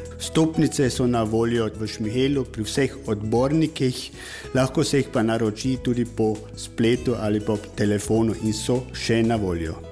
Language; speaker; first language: Slovenian; native; Slovenian